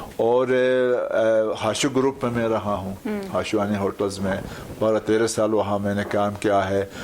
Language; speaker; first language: Urdu; non-native, local second language; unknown